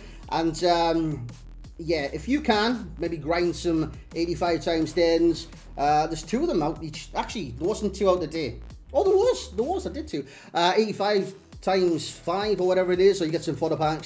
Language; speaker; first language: English; native; English